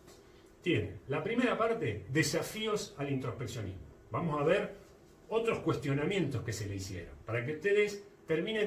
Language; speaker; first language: Spanish; native; Spanish